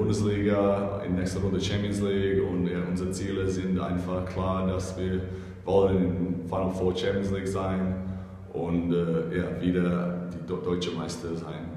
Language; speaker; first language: German; non-native, fluent; English